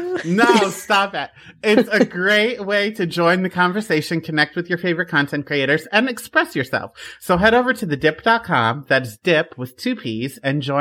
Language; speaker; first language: English; native; English